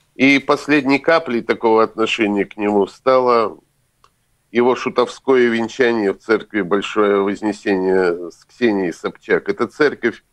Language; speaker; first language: Russian; native; Russian